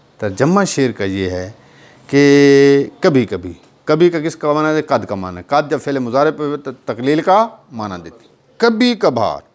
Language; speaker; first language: Urdu; non-native, local second language; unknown